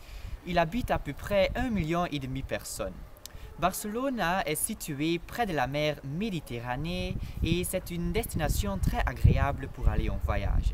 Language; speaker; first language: French; non-native, learner; Dutch